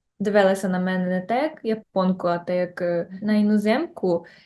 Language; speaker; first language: Ukrainian; early bilingual, heritage; Ukrainian